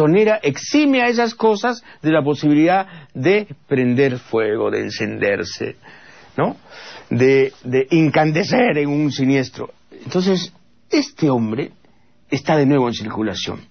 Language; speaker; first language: Spanish; native; Spanish